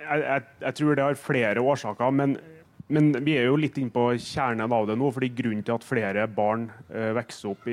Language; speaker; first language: Norwegian; native; Norwegian